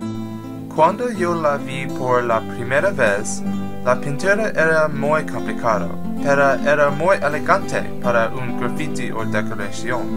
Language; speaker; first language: Spanish; non-native, learner; English